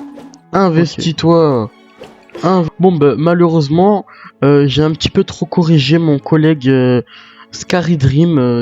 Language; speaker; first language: French; native; French